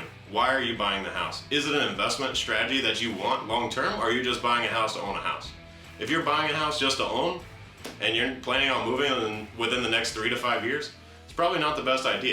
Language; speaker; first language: English; native; English